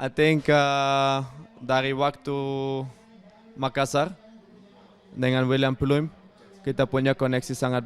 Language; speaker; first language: Indonesian; non-native, fluent; Dutch